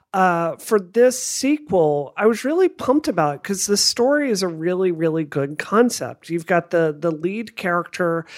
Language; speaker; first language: English; native; English